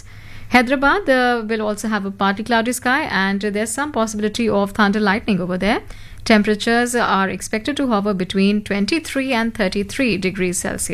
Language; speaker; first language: English; non-native, local second language; Hindi